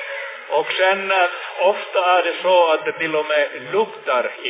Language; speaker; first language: Swedish; non-native, fluent; Finnish